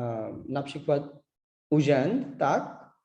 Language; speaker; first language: Polish; non-native, learner; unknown